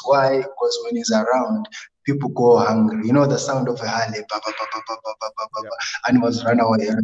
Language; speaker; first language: English; non-native, local second language; North Ndebele